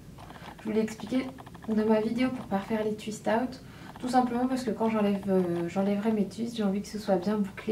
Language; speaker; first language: French; native; French